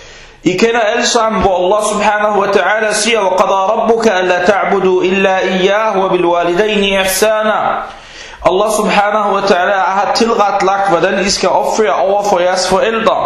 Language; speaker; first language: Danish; early bilingual, other home language; Arabic